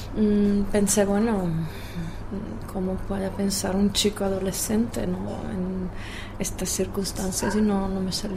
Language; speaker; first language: Spanish; non-native, fluent; Czech